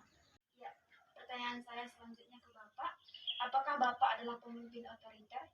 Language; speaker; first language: Indonesian; native; Indonesian